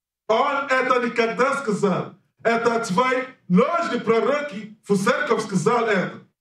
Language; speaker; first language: Russian; non-native, learner; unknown